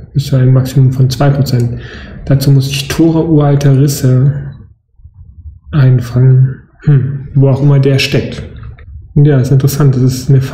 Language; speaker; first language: German; native; German